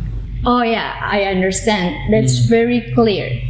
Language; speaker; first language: English; non-native, learner; Indonesian